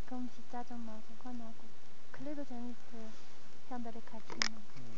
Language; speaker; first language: Korean; non-native, fluent; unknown